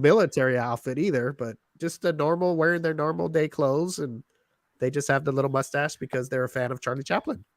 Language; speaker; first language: English; native; English